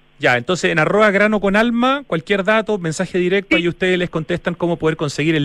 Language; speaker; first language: Spanish; native; Spanish